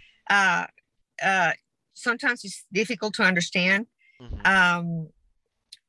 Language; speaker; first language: English; non-native, fluent; Spanish